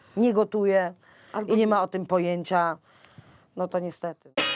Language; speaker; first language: Polish; native; Polish